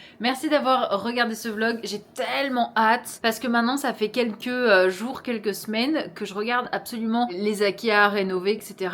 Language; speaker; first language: French; early bilingual, other home language; Portuguese